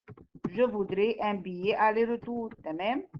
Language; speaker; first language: French; non-native, fluent; Arabic